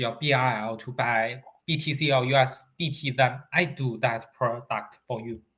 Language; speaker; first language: English; non-native, learner; Chinese